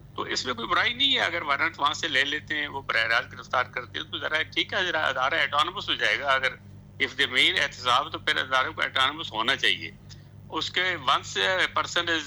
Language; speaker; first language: Urdu; non-native, local second language; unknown